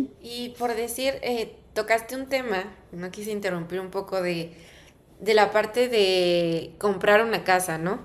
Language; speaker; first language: Spanish; native; Spanish